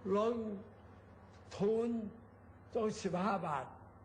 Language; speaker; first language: Thai; non-native, learner; Chinese